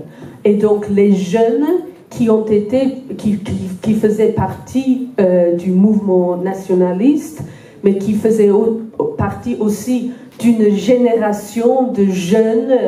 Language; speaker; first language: French; non-native, fluent; Welsh